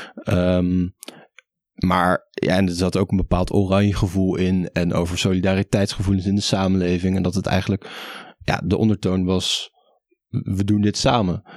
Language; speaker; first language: Dutch; native; Dutch